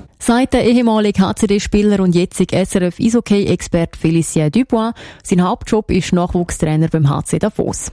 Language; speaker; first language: German; native; German